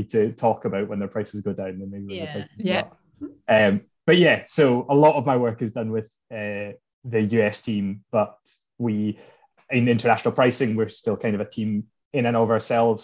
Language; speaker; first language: English; native; English